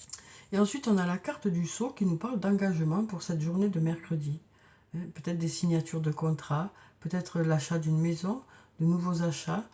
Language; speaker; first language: French; native; French